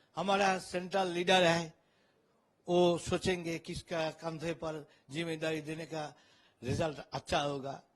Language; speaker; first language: Hindi; non-native, local second language; Bangla